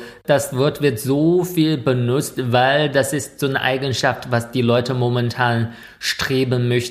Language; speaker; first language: German; non-native, fluent; Chinese